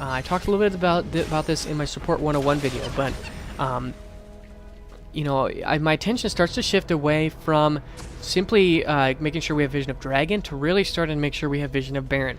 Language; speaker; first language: English; native; English